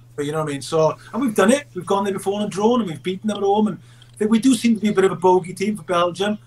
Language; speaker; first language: English; native; English